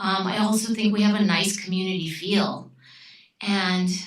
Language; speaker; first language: English; early bilingual, other home language; Romanian